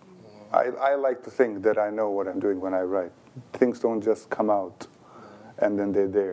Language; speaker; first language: English; non-native, fluent; Bosnian